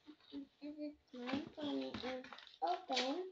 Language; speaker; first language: English; non-native, learner; Indonesian